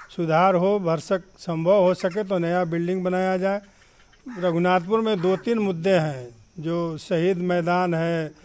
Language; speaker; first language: Hindi; non-native, local second language; Bhojpuri